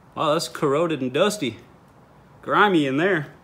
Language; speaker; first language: English; native; English